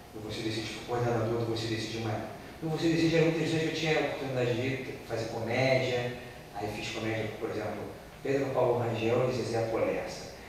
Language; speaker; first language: Portuguese; native; Portuguese